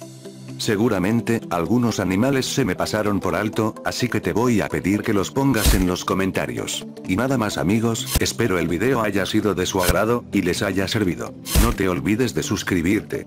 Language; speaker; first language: Spanish; native; Spanish